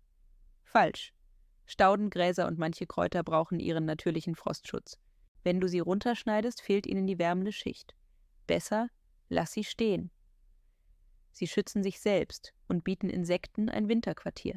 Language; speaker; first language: German; native; German